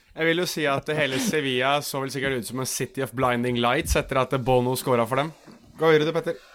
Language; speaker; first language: Norwegian; native; Norwegian